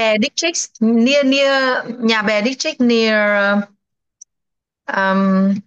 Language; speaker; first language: English; non-native, learner; Vietnamese